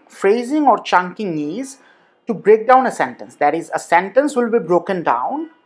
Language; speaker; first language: English; non-native, local second language; Bangla